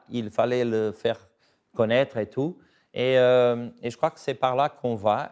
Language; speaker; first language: French; non-native, fluent; Portuguese